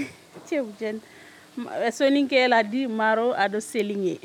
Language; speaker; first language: French; non-native, learner; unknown